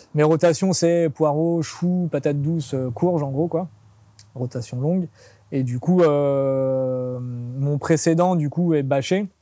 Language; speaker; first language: French; native; French